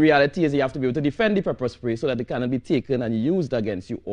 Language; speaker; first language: English; native; English